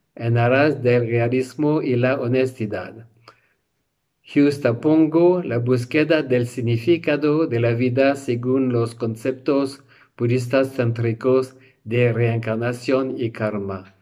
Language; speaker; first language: Spanish; non-native, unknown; English